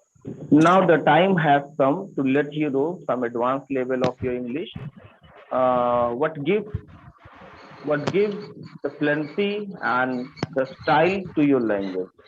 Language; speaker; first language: English; non-native, fluent; Hindi